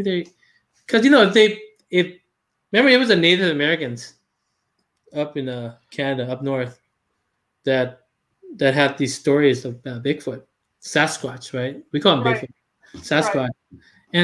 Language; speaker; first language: English; non-native, fluent; Lao